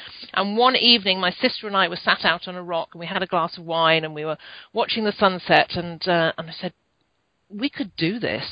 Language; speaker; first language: English; native; English